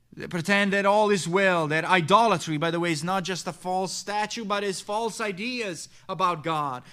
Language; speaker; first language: English; non-native, fluent; Italian